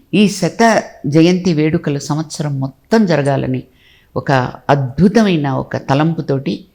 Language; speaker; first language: Telugu; native; Telugu